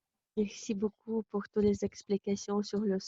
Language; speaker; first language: French; non-native, fluent; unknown